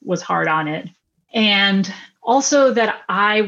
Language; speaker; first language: English; native; English